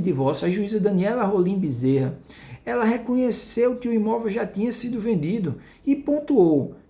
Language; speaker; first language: Portuguese; native; Portuguese